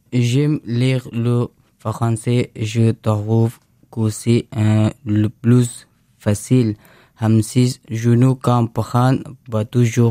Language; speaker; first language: French; non-native, learner; Persian